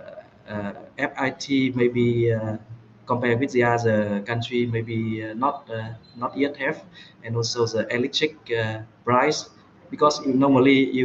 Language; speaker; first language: English; non-native, fluent; Vietnamese